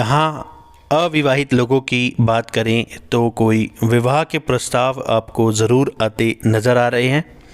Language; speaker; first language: Hindi; native; Hindi